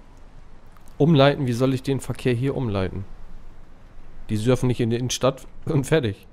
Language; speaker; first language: German; native; German